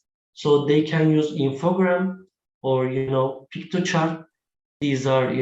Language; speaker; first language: English; non-native, fluent; Turkish